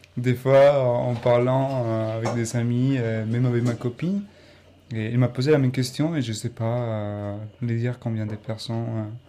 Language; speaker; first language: French; non-native, fluent; Spanish